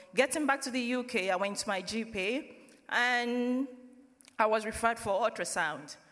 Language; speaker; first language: English; non-native, local second language; Yoruba